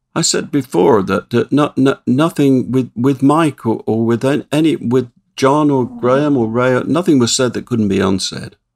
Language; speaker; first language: English; native; English